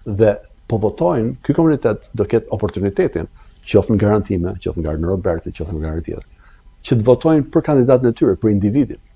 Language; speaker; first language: Albanian; early bilingual, other home language; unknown